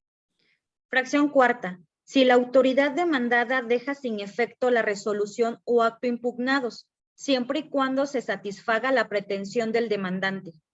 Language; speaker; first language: Spanish; native; Spanish